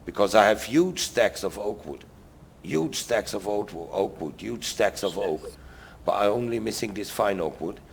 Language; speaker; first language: English; non-native, fluent; German